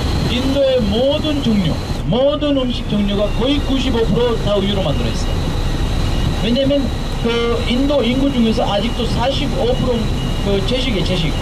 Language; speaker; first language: Korean; non-native, fluent; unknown